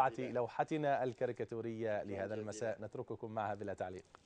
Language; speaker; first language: Arabic; native; Arabic